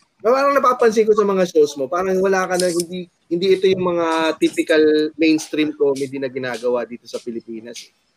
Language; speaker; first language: Filipino; native; Filipino